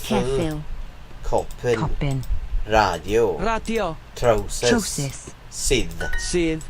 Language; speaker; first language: Welsh; non-native, learner; English